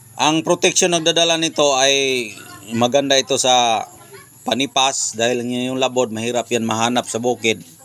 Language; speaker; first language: Filipino; non-native, local second language; Cebuano